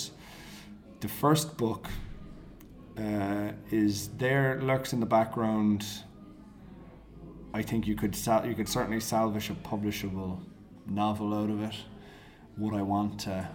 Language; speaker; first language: English; native; English